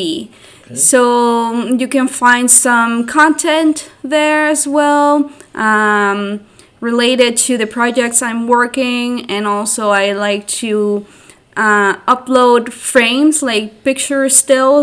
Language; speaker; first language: English; non-native, fluent; Spanish